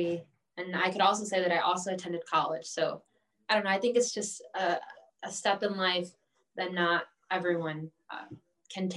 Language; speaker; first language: English; native; English